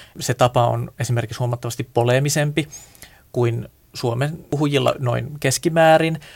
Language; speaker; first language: Finnish; native; Finnish